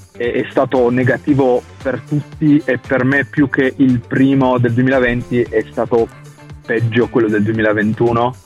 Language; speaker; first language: Italian; native; Italian